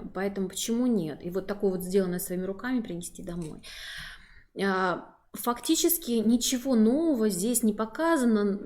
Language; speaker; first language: Russian; native; Russian